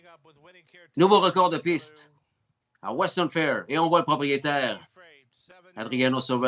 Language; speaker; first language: French; native; French